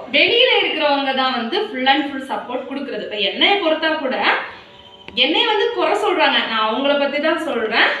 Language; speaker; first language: Tamil; non-native, local second language; Malayalam